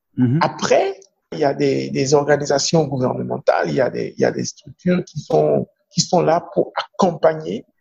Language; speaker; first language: French; non-native, local second language; Fon